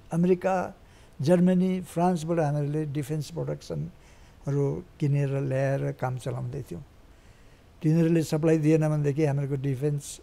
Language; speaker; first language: Nepali; native; Nepali